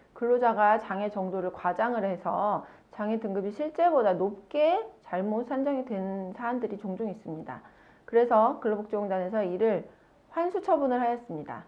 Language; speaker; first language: Korean; native; Korean